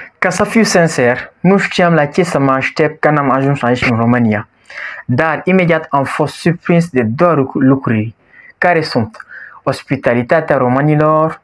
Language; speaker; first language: Romanian; non-native, learner; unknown